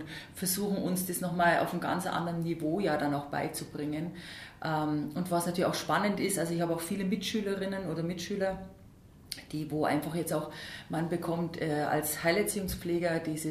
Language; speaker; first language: German; native; German